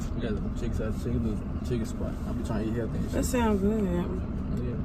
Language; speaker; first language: English; native; English